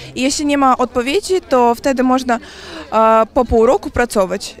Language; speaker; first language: Polish; non-native, learner; Ukrainian